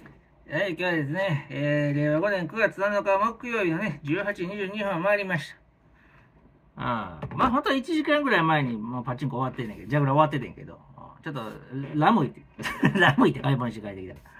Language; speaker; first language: Japanese; native; Japanese